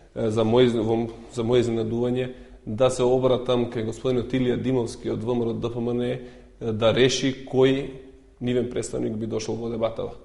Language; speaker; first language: Macedonian; non-native, local second language; Albanian